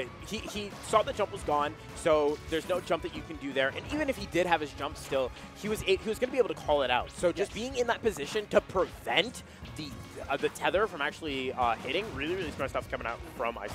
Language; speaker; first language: English; native; English